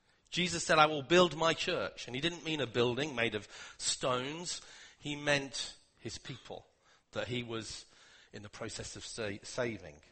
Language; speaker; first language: English; native; English